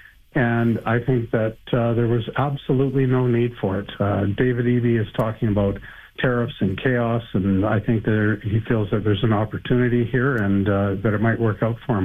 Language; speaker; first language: English; native; English